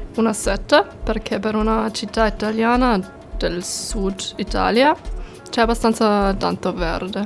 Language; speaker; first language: Italian; non-native, fluent; German